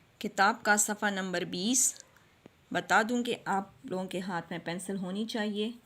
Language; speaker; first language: Urdu; non-native, local second language; Pashto